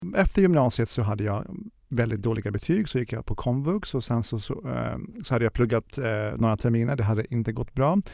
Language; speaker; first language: Swedish; early bilingual, other home language; Arabic